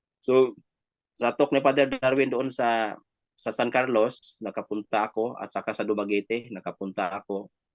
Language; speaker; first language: Filipino; non-native, local second language; Hiligaynon